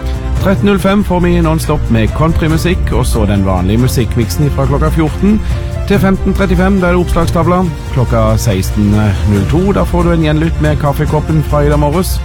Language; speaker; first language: Norwegian; native; Norwegian